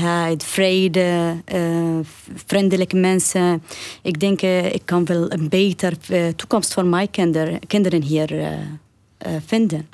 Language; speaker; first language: Dutch; non-native, learner; Arabic